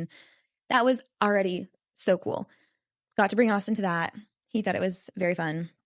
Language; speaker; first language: English; native; English